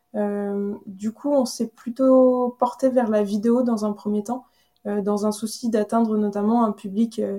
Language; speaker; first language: French; native; French